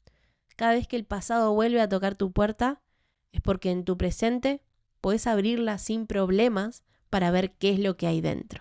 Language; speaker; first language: Spanish; native; Spanish